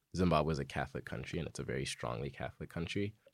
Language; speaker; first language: English; native; English